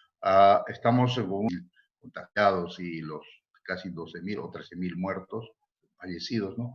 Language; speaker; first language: Spanish; native; Spanish